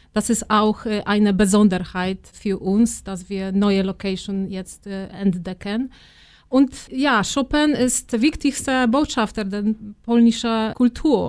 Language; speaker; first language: German; non-native, fluent; Polish